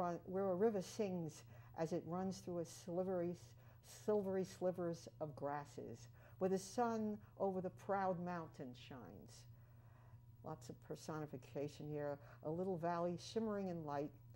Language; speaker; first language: English; native; English